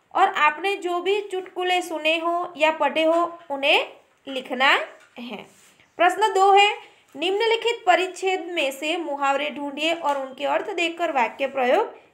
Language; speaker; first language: Hindi; non-native, local second language; Gujarati